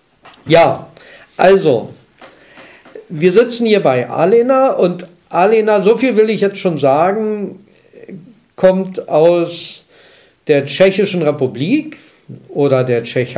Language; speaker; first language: German; native; German